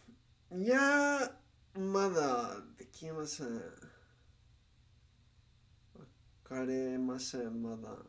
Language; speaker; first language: Japanese; non-native, learner; Spanish